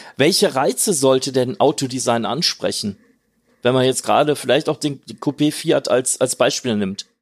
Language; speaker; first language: German; native; German